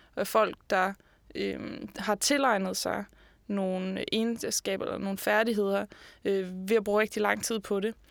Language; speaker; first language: Danish; native; Danish